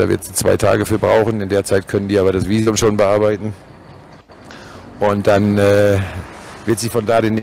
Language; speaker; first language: German; native; German